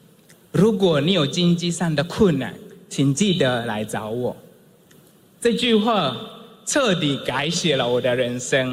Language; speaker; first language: Chinese; non-native, fluent; Swahili